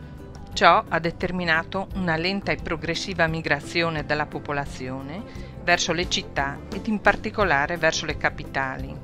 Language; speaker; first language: Italian; native; Italian